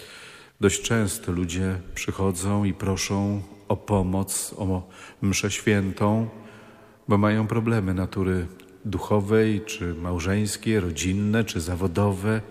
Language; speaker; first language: Polish; native; Polish